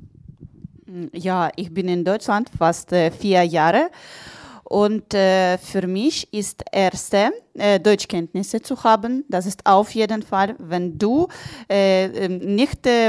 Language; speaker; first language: German; non-native, learner; Ukrainian